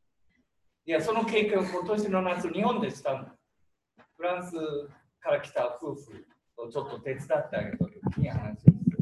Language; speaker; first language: Japanese; native; Japanese